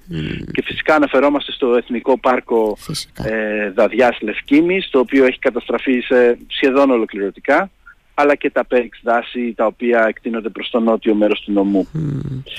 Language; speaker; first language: Greek; native; Greek